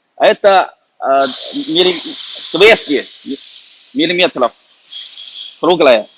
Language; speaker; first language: Russian; non-native, learner; Chinese